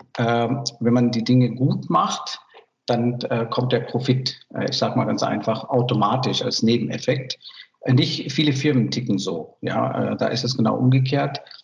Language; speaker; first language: German; early bilingual, other home language; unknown